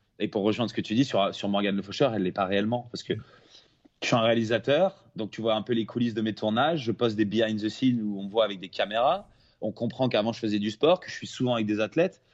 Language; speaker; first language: French; native; French